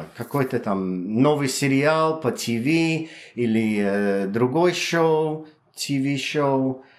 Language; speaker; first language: Russian; non-native, fluent; English